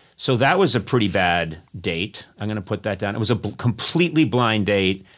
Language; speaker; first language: English; native; English